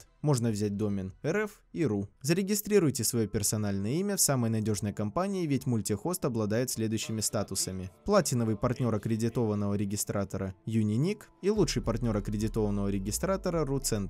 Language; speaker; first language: Russian; native; Russian